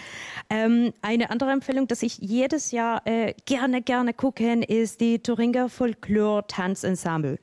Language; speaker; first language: German; non-native, fluent; Spanish